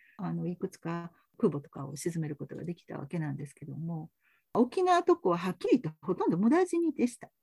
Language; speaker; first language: Japanese; native; Japanese